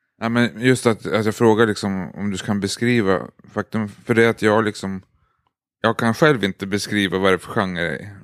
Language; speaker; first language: Swedish; native; Swedish